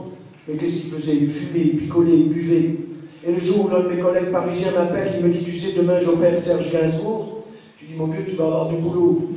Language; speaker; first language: French; native; French